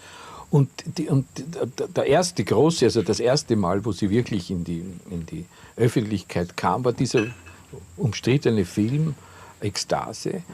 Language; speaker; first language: German; native; German